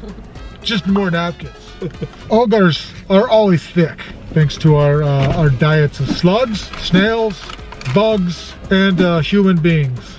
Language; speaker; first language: English; native; English